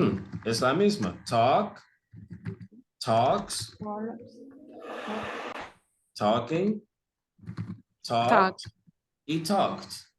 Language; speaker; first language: Spanish; non-native, fluent; English